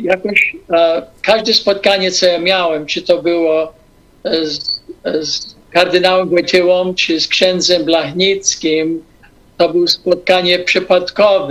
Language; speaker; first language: Polish; non-native, fluent; English